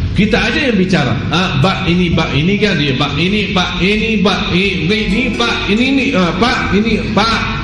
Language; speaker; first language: Malay; non-native, fluent; Arabic